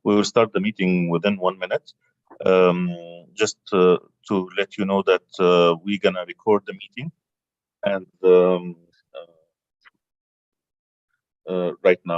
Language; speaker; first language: English; non-native, fluent; Arabic